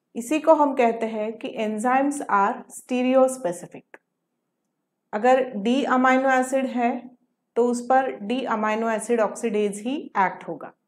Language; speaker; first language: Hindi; non-native, local second language; Marathi